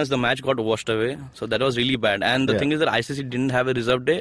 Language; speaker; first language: English; non-native, local second language; Odia